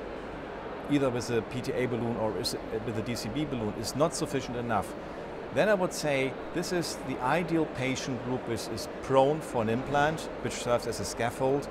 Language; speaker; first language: English; non-native, fluent; German